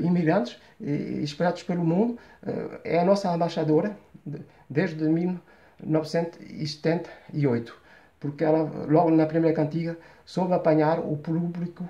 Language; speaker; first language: Portuguese; early bilingual, heritage; Portuguese